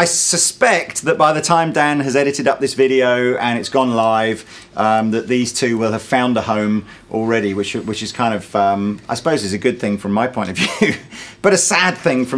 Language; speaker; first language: English; native; English